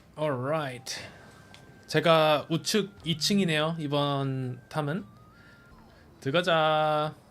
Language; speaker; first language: Korean; non-native, fluent; English